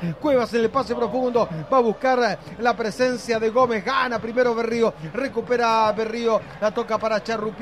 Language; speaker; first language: Spanish; native; Spanish